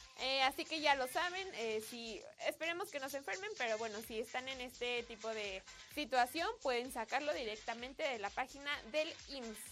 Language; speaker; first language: Spanish; native; Spanish